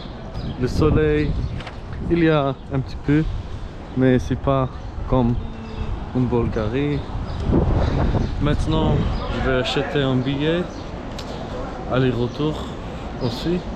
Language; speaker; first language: French; non-native, learner; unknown